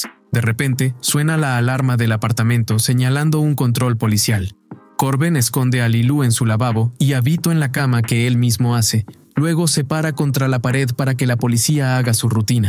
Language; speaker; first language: Spanish; native; Spanish